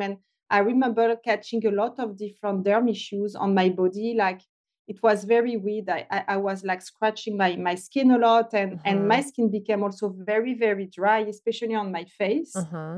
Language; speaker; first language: English; non-native, fluent; French